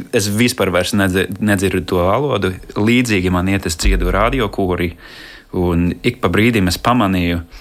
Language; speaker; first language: Latvian; non-native, fluent; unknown